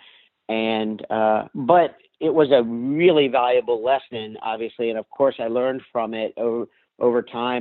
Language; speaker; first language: English; native; English